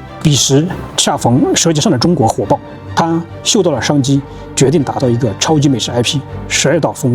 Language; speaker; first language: Chinese; native; Chinese